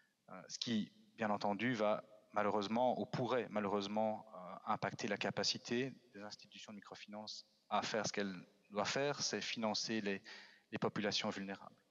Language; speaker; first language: French; native; French